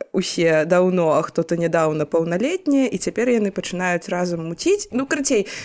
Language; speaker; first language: Belarusian; non-native, local second language; Russian